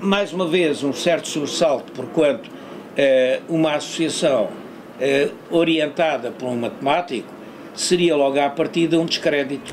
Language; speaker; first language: Portuguese; native; Portuguese